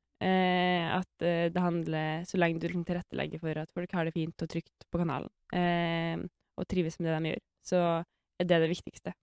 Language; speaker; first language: Norwegian; native; Norwegian